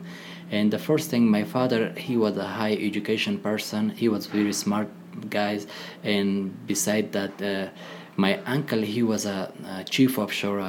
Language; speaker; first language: English; non-native, learner; Persian